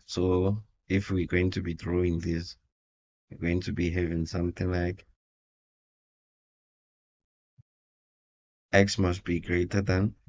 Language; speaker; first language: English; non-native, local second language; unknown